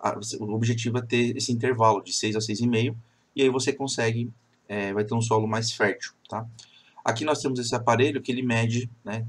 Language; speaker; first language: Portuguese; native; Portuguese